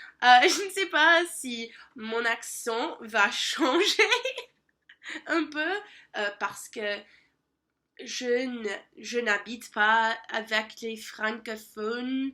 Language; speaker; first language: French; non-native, learner; English